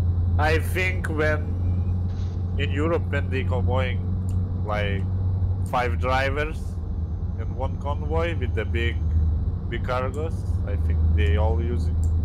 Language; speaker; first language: English; non-native, learner; Lithuanian